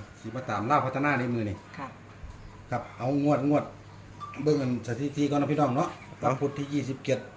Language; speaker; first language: Thai; non-native, local second language; Lao